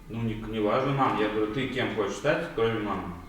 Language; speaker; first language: Russian; native; Russian